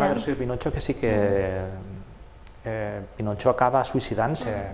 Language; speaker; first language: Catalan; native; Catalan